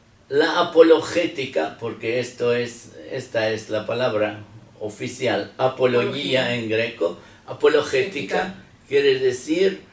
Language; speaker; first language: Spanish; non-native, fluent; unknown